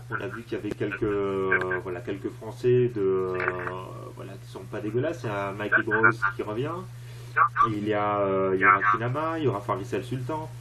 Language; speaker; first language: French; native; French